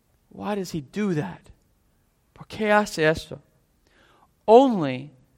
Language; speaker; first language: Spanish; non-native, fluent; English